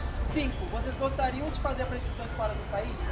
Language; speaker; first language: Portuguese; non-native, learner; Spanish